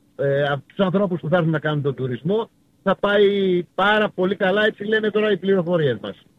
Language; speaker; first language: Greek; native; Greek